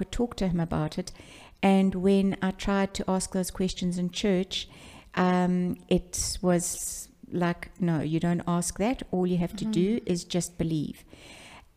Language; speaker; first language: English; native; English